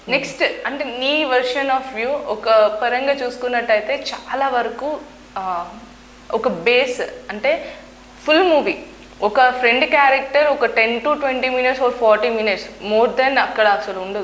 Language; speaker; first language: Telugu; native; Telugu